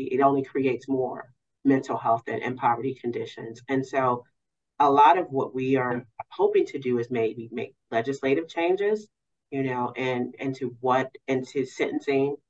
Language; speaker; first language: English; native; English